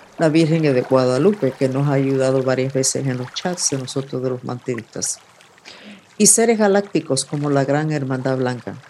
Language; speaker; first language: Spanish; non-native, fluent; English